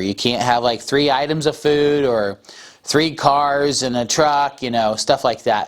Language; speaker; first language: English; native; English